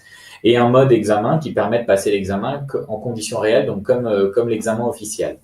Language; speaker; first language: French; native; French